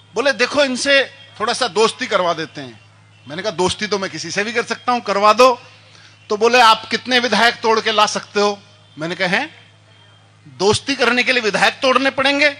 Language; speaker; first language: Hindi; native; Hindi